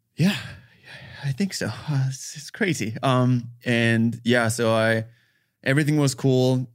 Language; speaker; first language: English; non-native, fluent; German